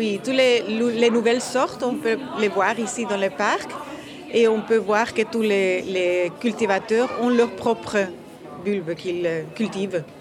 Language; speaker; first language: French; non-native, fluent; Dutch